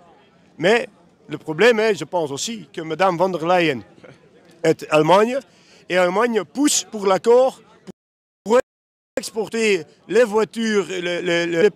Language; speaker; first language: French; non-native, local second language; Dutch